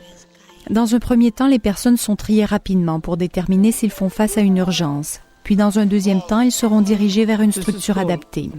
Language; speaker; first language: French; native; French